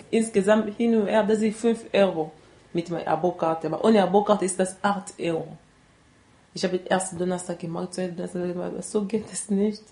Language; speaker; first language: German; non-native, learner; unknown